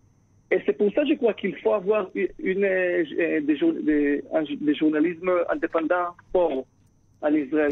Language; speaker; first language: French; non-native, fluent; Hebrew